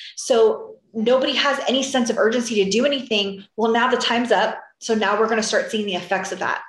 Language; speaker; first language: English; native; English